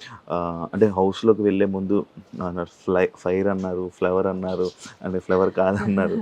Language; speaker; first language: Telugu; native; Telugu